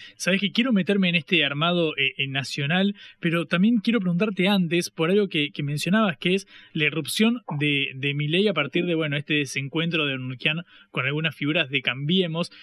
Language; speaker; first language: Spanish; native; Spanish